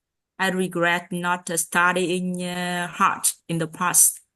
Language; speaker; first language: English; non-native, learner; Vietnamese